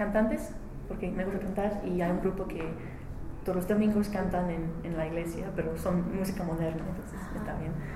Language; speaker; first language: Spanish; non-native, learner; English